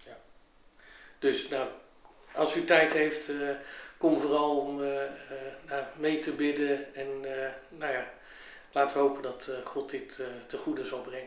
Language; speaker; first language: Dutch; native; Dutch